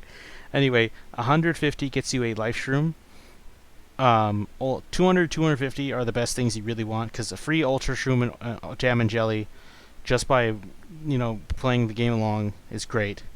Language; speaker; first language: English; native; English